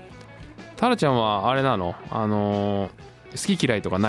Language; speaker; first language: Japanese; native; Japanese